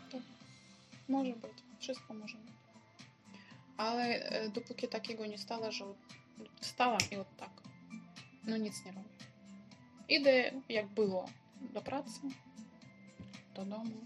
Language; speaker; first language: Polish; non-native, learner; Ukrainian